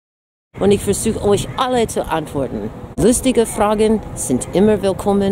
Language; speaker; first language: German; non-native, fluent; English